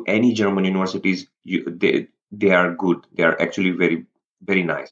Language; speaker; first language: English; non-native, local second language; Rajasthani